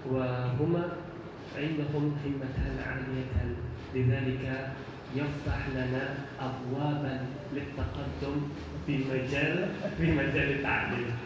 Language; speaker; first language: Arabic; non-native, fluent; Indonesian